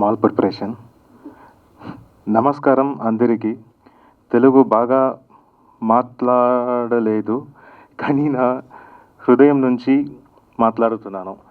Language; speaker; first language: Telugu; non-native, learner; Kannada